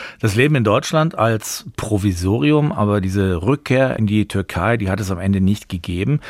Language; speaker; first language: German; native; German